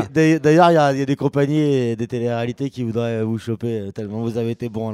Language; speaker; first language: French; native; French